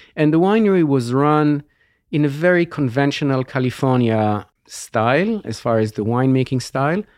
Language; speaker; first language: English; non-native, fluent; Hebrew